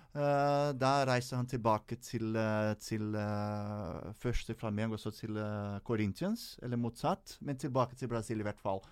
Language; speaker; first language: Norwegian; non-native, fluent; Portuguese